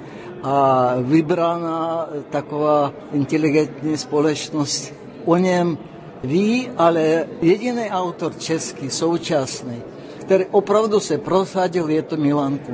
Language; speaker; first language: Czech; non-native, fluent; Russian